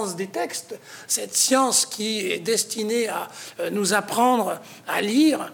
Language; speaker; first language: French; native; French